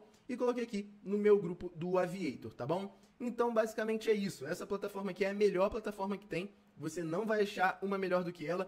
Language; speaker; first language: Portuguese; native; Portuguese